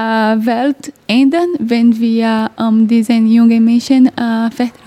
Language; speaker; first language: German; non-native, learner; Portuguese